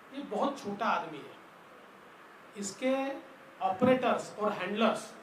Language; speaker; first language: Hindi; non-native, local second language; Marathi